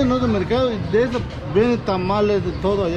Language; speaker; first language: Spanish; native; Spanish